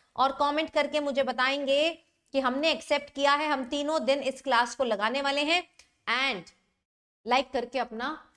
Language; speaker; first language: Hindi; native; Hindi